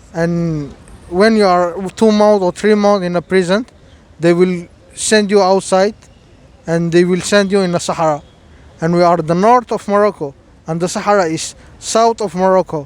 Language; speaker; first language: English; non-native, fluent; Somali